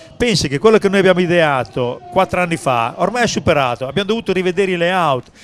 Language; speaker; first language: Italian; native; Italian